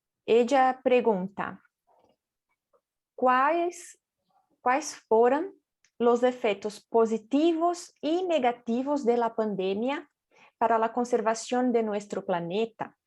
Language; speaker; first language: Spanish; non-native, fluent; Portuguese